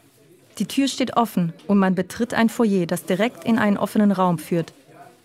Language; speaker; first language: German; native; German